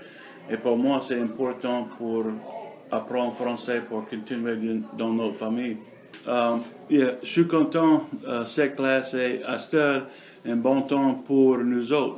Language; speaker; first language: French; non-native, learner; English